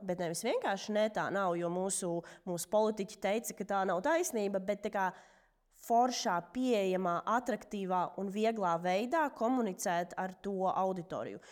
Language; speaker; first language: Latvian; non-native, local second language; Russian